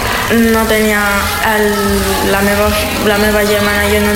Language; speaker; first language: Catalan; non-native, fluent; Spanish